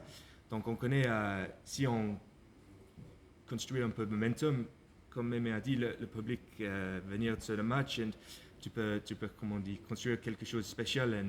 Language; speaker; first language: French; non-native, learner; English